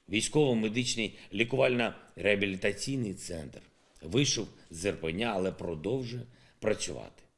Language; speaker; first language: Ukrainian; non-native, local second language; Russian